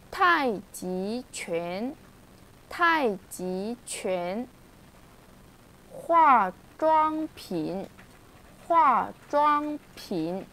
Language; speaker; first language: Chinese; non-native, fluent; Vietnamese